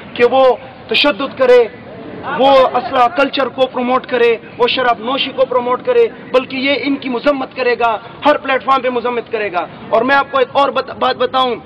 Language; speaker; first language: Urdu; non-native, local second language; Pashto